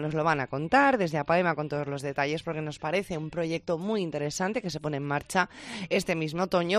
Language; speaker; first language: Spanish; native; Spanish